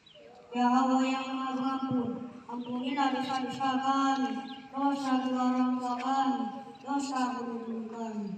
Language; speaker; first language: Indonesian; native; Indonesian